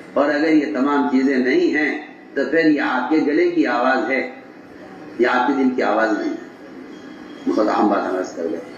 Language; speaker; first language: Urdu; native; Urdu